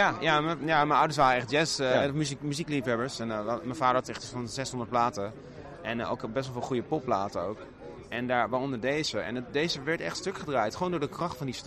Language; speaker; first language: Dutch; native; Dutch